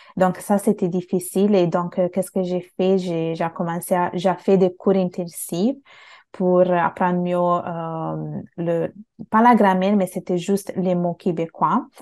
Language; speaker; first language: French; non-native, fluent; Bangla